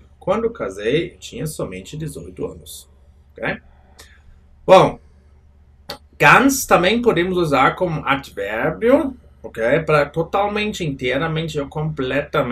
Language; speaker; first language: Portuguese; non-native, fluent; German